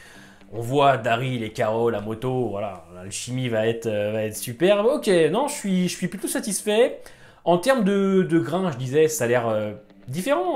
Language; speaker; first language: French; native; French